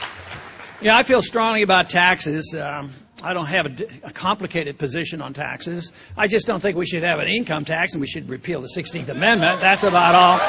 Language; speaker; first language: English; native; English